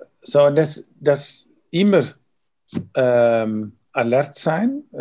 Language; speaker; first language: German; non-native, learner; Dutch